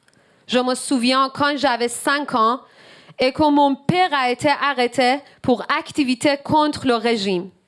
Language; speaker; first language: French; non-native, learner; Persian